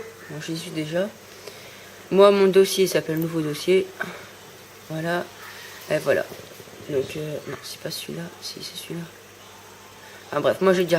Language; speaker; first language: French; native; French